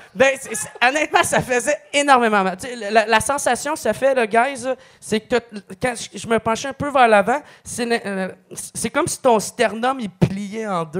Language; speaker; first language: French; native; French